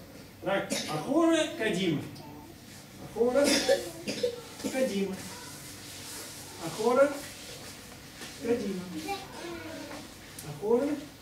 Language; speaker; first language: Hebrew; non-native, learner; Russian